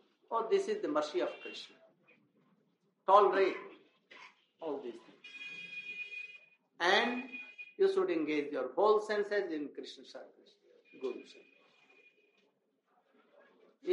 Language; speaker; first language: Hindi; native; Hindi